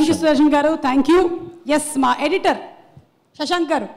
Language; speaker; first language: Telugu; native; Telugu